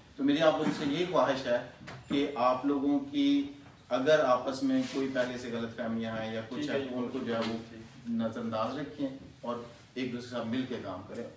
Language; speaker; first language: Urdu; non-native, local second language; Punjabi